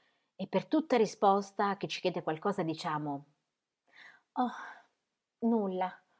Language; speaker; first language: Italian; native; Italian